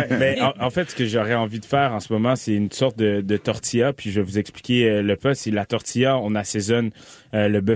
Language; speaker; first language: French; early bilingual, other home language; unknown